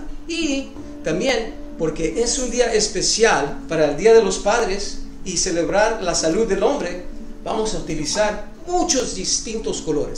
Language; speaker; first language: Spanish; early bilingual, other home language; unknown